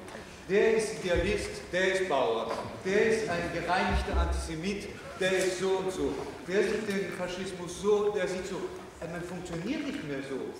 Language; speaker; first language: German; non-native, fluent; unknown